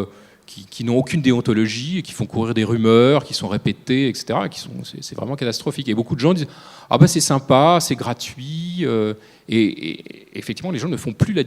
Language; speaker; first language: French; native; French